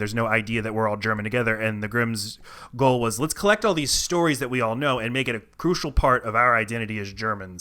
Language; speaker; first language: English; native; English